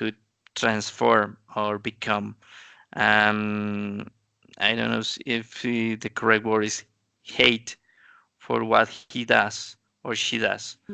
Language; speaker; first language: English; non-native, learner; Spanish